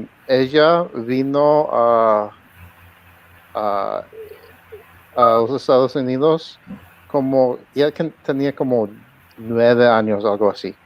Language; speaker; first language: Spanish; early bilingual, heritage; Spanish